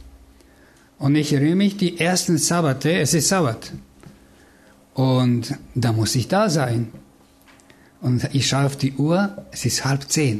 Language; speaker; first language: German; non-native, fluent; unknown